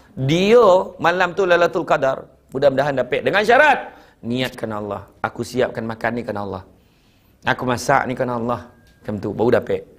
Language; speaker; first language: Malay; native; Malay